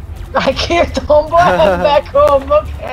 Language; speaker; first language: English; non-native, learner; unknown